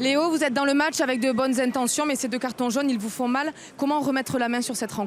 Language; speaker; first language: French; native; French